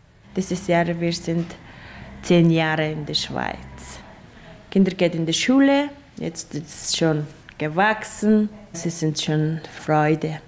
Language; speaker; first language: German; non-native, learner; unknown